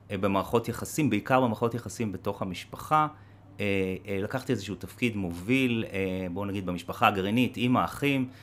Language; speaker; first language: Hebrew; native; Hebrew